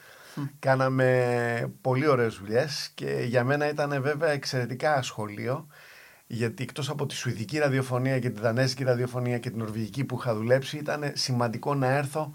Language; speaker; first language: Greek; native; Greek